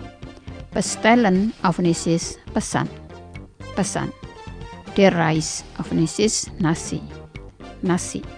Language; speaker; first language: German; non-native, fluent; Indonesian